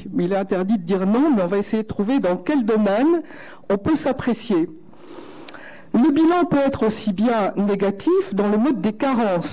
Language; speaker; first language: French; native; French